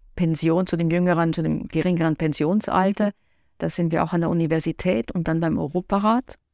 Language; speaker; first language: German; native; German